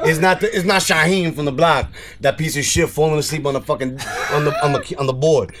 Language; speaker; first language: English; early bilingual, other home language; Spanish